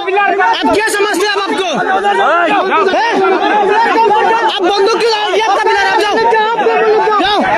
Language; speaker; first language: Hindi; non-native, learner; Bangla